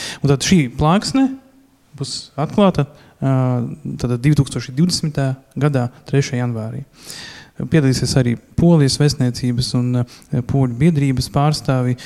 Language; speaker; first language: Latvian; native; Latvian